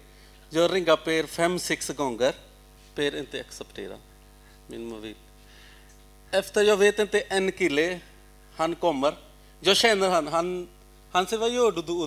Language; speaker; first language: Swedish; non-native, learner; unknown